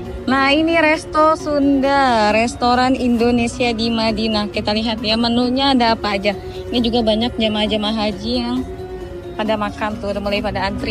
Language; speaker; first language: Indonesian; non-native, local second language; Sundanese